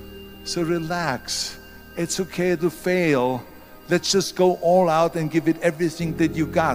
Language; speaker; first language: English; non-native, fluent; German